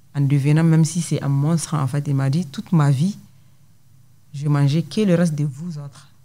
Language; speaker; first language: French; non-native, local second language; Hausa